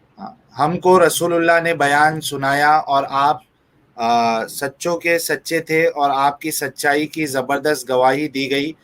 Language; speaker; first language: Hindi; native; Hindi